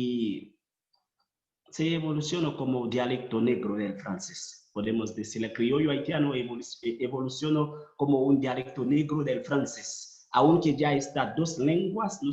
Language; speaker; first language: Spanish; non-native, fluent; Haitian Creole